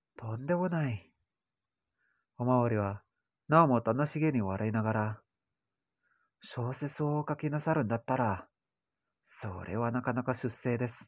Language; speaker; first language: Japanese; non-native, learner; Indonesian